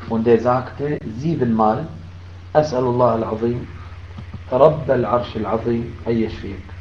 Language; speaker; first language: German; non-native, fluent; Arabic